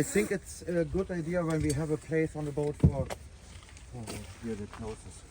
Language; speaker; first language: English; non-native, learner; German